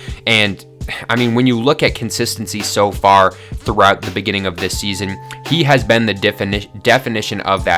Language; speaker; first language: English; native; English